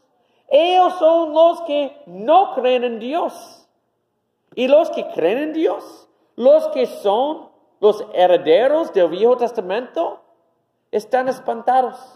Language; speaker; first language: Spanish; non-native, fluent; English